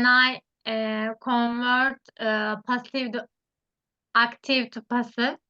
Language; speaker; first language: English; non-native, learner; Turkish